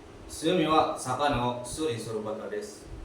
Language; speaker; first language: Japanese; non-native, learner; Indonesian